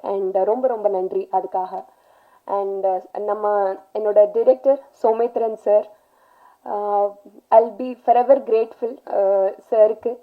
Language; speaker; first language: Tamil; non-native, learner; Telugu